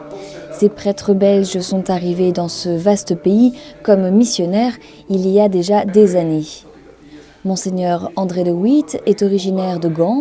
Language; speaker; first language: French; native; French